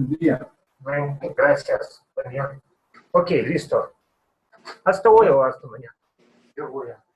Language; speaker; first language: Spanish; non-native, learner; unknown